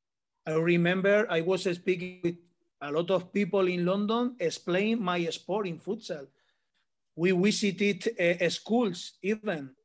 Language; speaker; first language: English; non-native, learner; Spanish